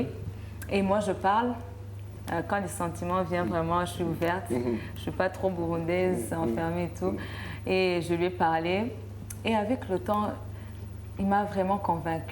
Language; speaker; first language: French; non-native, local second language; Rundi